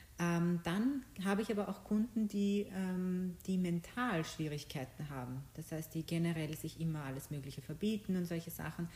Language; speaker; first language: German; early bilingual, other home language; Bosnian